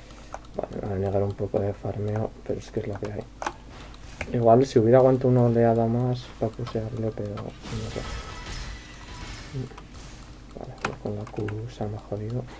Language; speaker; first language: Spanish; native; Spanish